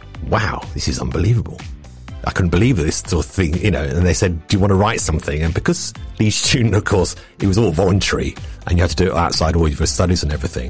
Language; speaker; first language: English; native; English